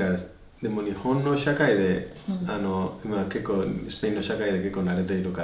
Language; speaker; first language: Japanese; non-native, fluent; Spanish